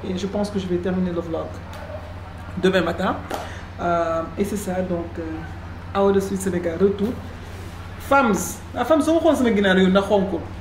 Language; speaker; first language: French; non-native, local second language; Wolof